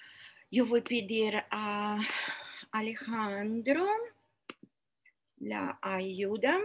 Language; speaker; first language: Spanish; non-native, fluent; Russian